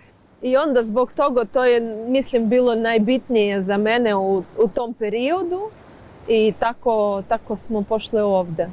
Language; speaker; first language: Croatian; non-native, learner; Ukrainian